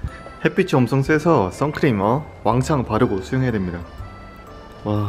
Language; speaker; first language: Korean; native; Korean